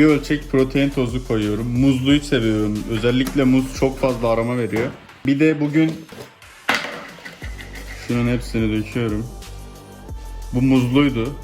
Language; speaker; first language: Turkish; native; Turkish